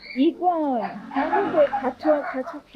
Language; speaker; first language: Korean; non-native, learner; Vietnamese